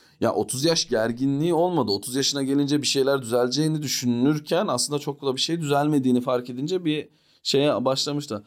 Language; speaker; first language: Turkish; early bilingual, heritage; Turkish